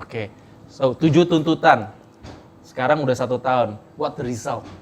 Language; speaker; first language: Indonesian; native; Indonesian